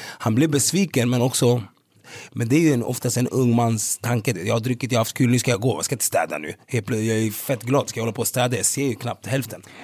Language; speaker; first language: Swedish; early bilingual, other home language; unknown